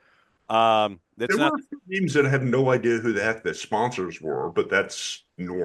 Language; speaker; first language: English; native; English